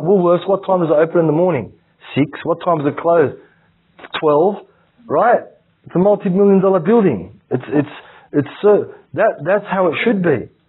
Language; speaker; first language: English; native; English